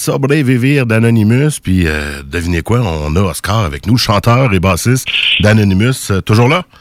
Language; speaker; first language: French; native; French